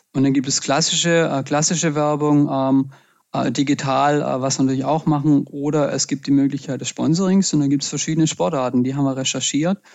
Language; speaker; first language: German; native; German